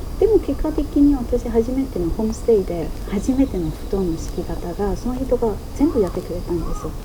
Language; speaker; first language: Japanese; non-native, fluent; Chinese